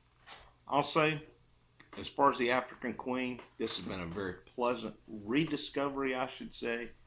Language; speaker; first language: English; native; English